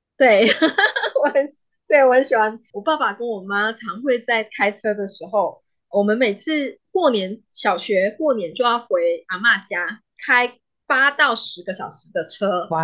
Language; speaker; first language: Chinese; native; Chinese